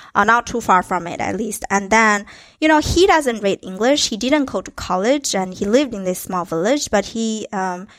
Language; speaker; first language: English; non-native, fluent; Chinese